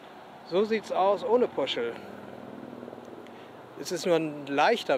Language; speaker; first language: German; native; German